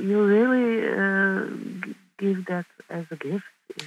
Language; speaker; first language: English; non-native, fluent; Croatian